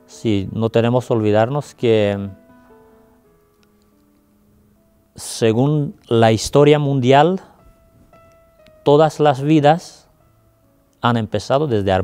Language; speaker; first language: Spanish; non-native, fluent; Armenian